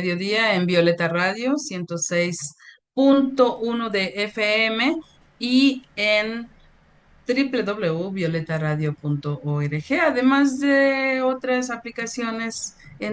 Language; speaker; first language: Spanish; native; Spanish